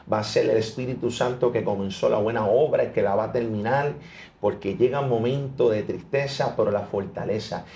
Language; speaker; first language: Spanish; early bilingual, heritage; Spanish